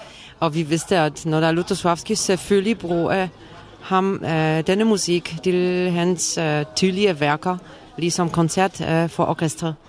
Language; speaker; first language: Danish; non-native, fluent; Polish